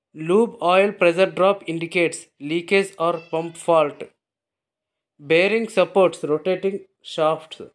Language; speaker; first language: English; non-native, local second language; Telugu